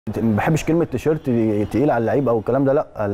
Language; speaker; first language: Arabic; native; Arabic